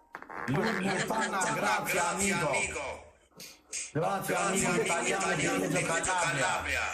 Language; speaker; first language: Italian; non-native, learner; Albanian